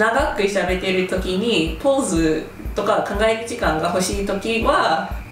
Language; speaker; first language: Japanese; non-native, fluent; English